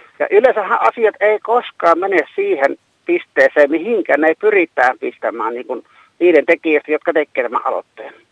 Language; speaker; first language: Finnish; native; Finnish